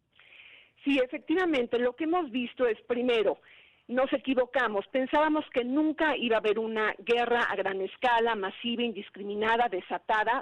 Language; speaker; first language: Spanish; native; Spanish